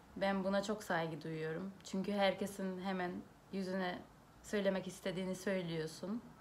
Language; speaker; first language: Turkish; non-native, fluent; Hungarian